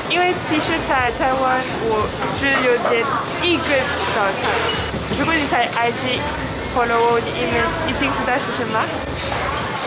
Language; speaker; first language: Chinese; non-native, learner; French